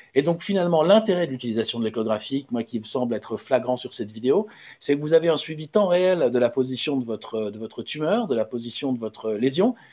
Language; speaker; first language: French; native; French